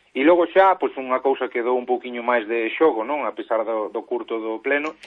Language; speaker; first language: Galician; native; Galician